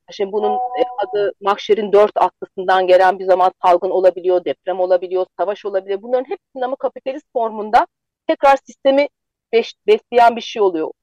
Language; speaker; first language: Turkish; native; Turkish